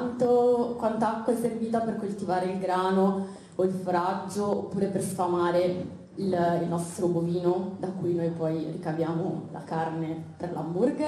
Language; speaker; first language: Italian; native; Italian